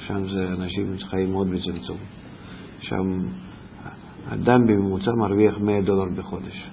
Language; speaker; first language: Hebrew; non-native, fluent; Russian